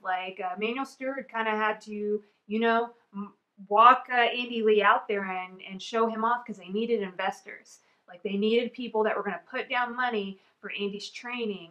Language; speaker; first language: English; native; English